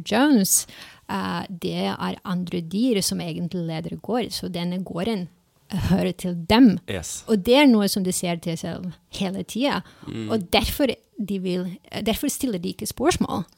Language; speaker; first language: Norwegian; non-native, fluent; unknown